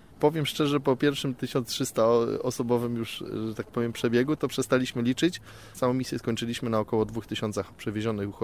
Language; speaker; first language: Polish; native; Polish